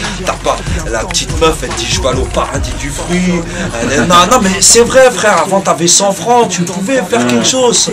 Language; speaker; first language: French; early bilingual, other home language; Arabic